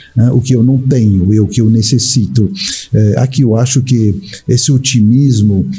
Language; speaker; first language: Portuguese; non-native, fluent; French